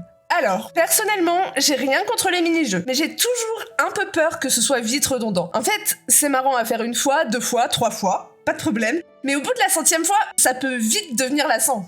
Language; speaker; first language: French; native; French